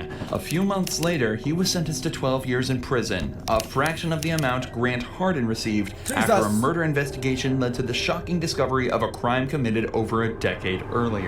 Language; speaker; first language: English; native; English